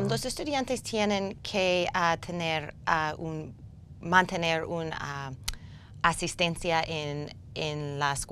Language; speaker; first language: Spanish; non-native, learner; English